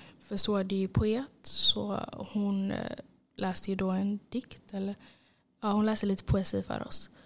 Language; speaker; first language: Swedish; early bilingual, other home language; Somali